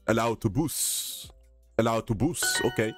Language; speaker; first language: Spanish; non-native, learner; English